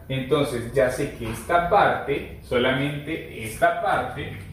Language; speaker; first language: Spanish; native; Spanish